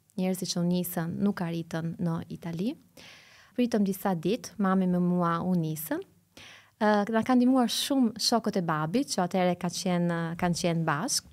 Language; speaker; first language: Albanian; early bilingual, heritage; Albanian